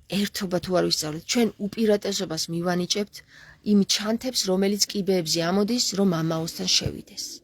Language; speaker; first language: Georgian; native; Georgian